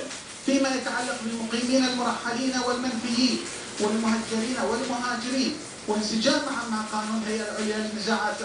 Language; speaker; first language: Arabic; non-native, local second language; Turkmen